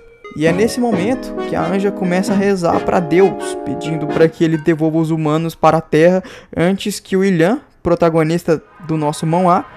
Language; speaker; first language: Portuguese; native; Portuguese